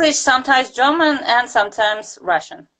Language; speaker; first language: English; non-native, fluent; Russian